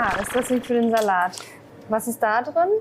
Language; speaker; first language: German; native; German